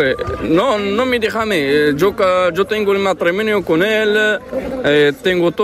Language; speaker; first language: Spanish; non-native, learner; Arabic